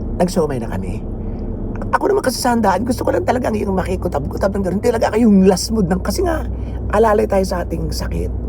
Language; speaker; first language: Filipino; native; Filipino